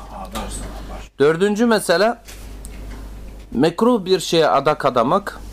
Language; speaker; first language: Turkish; native; Turkish